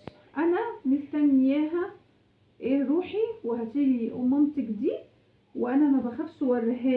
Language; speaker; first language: Arabic; native; Arabic